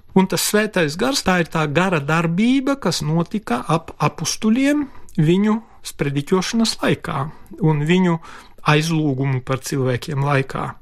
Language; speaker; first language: Latvian; non-native, local second language; Polish